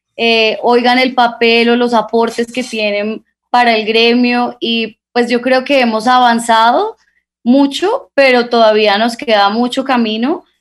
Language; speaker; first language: Spanish; native; Spanish